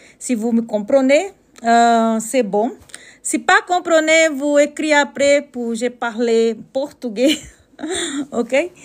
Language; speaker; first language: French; non-native, learner; Portuguese